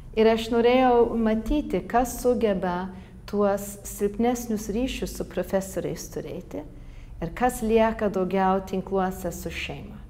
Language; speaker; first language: Lithuanian; early bilingual, heritage; Lithuanian